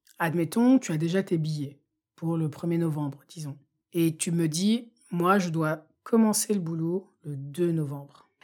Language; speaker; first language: French; non-native, local second language; Bambara